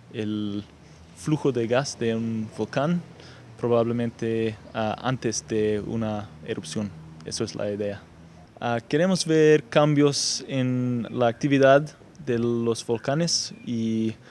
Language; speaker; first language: Spanish; non-native, fluent; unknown